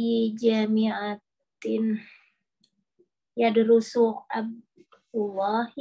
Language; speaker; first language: Arabic; non-native, learner; Indonesian